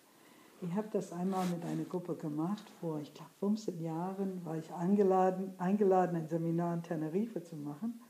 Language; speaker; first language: German; non-native, fluent; English